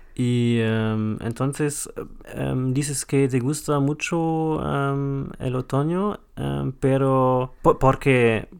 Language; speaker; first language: Spanish; non-native, fluent; German